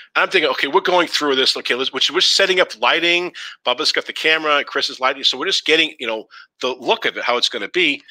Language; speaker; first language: English; native; English